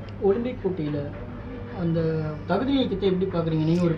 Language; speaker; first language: Tamil; native; Tamil